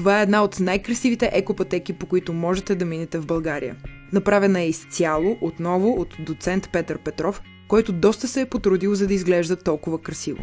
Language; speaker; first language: Bulgarian; native; Bulgarian